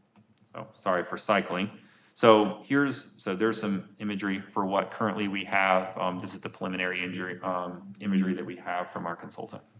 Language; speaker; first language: English; native; English